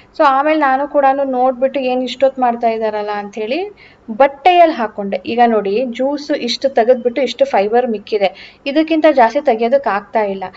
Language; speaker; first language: Kannada; native; Kannada